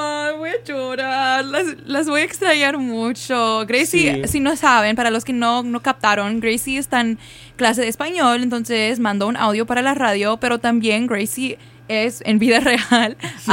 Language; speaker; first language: Spanish; early bilingual, heritage; Spanish